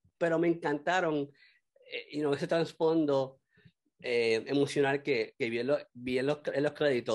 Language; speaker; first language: Spanish; native; Spanish